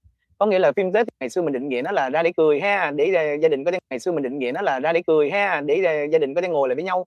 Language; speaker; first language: Vietnamese; native; Vietnamese